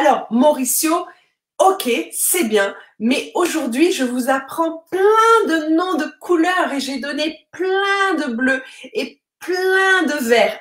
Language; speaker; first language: French; native; French